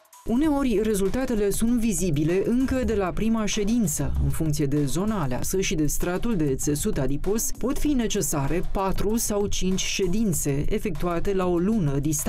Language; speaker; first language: Romanian; native; Romanian